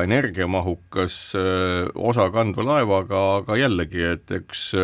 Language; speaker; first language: Estonian; native; Estonian